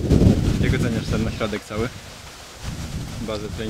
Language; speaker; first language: Polish; native; Polish